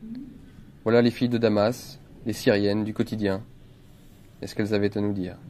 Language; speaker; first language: French; native; French